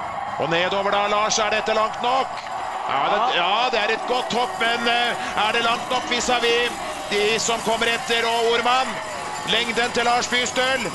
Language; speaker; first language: Norwegian; native; Norwegian